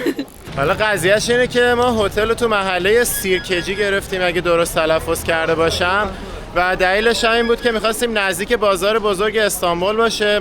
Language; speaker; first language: Persian; native; Persian